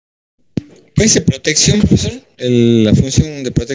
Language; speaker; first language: Spanish; native; Spanish